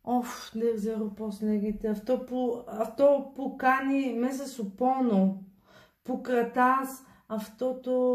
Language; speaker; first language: Greek; non-native, learner; Bulgarian